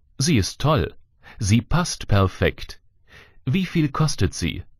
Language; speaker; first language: German; native; German